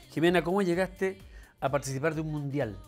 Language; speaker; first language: Spanish; native; Spanish